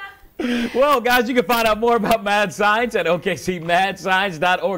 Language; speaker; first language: English; native; English